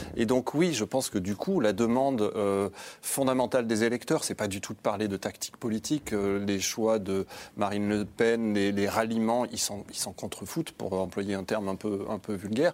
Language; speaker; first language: French; native; French